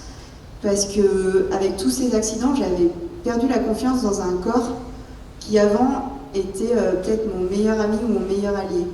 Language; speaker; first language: French; native; French